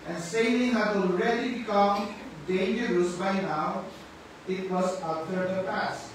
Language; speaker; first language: English; non-native, local second language; Filipino